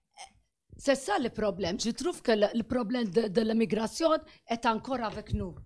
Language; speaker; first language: French; non-native, fluent; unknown